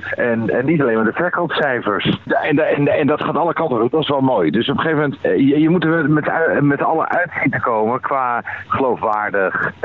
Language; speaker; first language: Dutch; native; Dutch